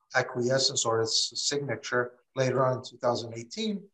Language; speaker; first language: English; early bilingual, other home language; Armenian